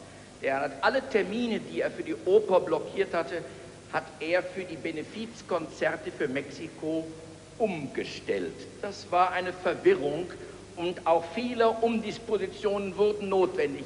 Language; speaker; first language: German; native; German